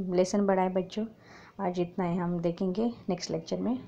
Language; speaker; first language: Hindi; non-native, local second language; Marathi